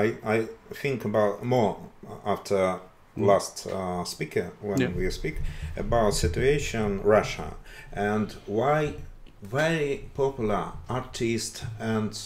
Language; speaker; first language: English; non-native, learner; Russian